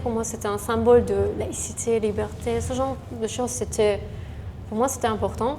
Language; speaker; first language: French; non-native, fluent; Persian